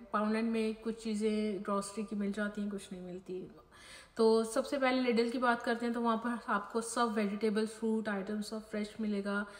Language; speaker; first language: Urdu; native; Urdu